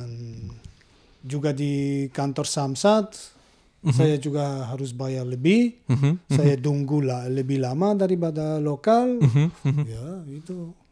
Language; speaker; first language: Indonesian; non-native, learner; German